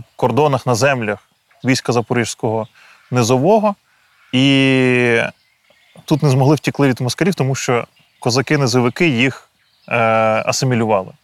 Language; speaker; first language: Ukrainian; native; Ukrainian